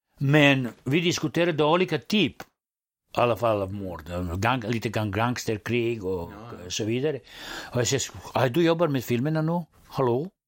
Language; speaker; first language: Swedish; non-native, fluent; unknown